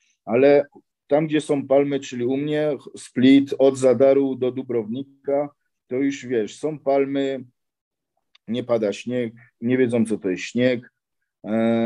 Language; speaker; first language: Polish; early bilingual, heritage; Polish